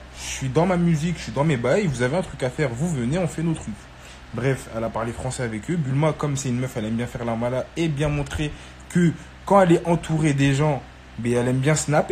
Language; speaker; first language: French; native; French